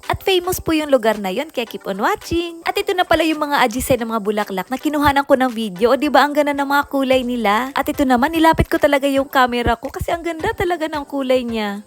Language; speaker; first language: Filipino; native; Filipino